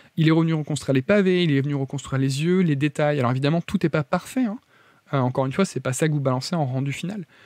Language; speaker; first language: French; native; French